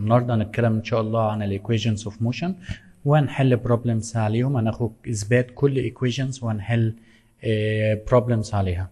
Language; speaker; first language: Arabic; native; Arabic